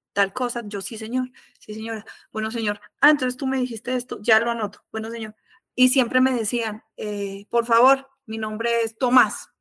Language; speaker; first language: Spanish; native; Spanish